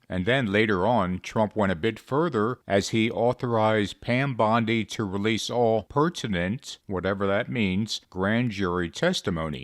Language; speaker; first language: English; native; English